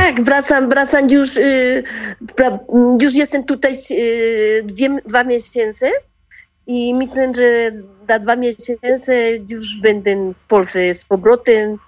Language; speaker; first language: Polish; non-native, learner; Spanish